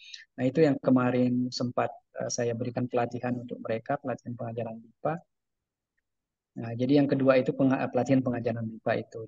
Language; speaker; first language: Indonesian; native; Indonesian